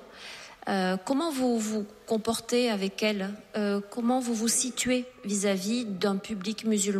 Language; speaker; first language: French; native; French